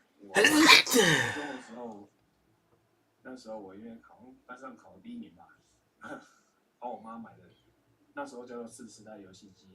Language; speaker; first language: Chinese; native; Chinese